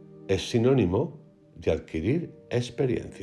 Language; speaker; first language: Spanish; native; Spanish